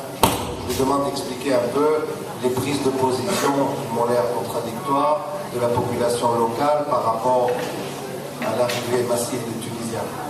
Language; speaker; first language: French; non-native, local second language; Arabic